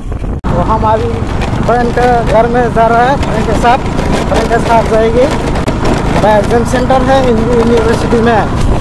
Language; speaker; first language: Hindi; non-native, local second language; Kok Borok